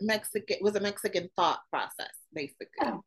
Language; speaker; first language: English; native; English